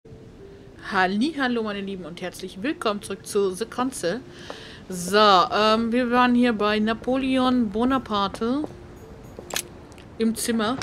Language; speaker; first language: German; native; German